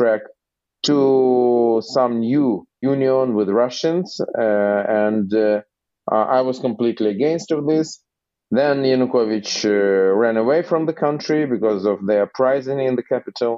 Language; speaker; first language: English; non-native, fluent; Russian